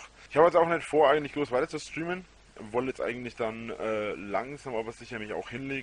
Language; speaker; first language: German; native; German